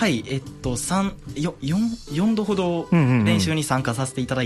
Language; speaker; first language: Japanese; native; Japanese